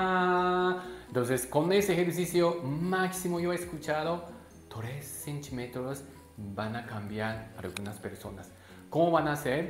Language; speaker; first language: Spanish; non-native, learner; Japanese